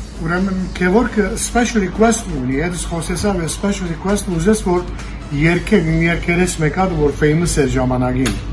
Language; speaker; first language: Armenian; early bilingual, heritage; Armenian